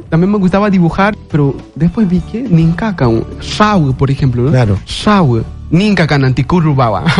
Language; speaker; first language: Spanish; non-native, local second language; Shipibo-Conibo